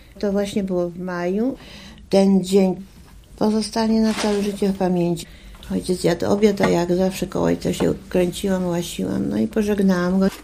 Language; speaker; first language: Polish; native; Polish